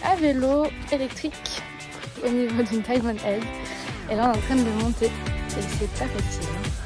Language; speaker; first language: French; native; French